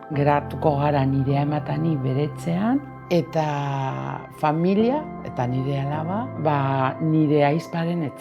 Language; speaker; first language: Basque; non-native, local second language; Spanish